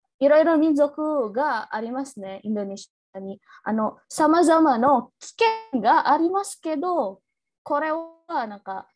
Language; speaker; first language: Japanese; non-native, learner; Indonesian